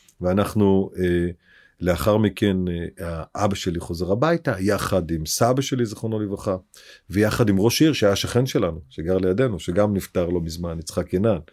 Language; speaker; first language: Hebrew; native; Hebrew